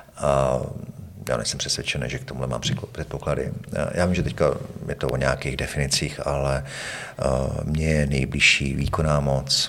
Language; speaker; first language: Czech; native; Czech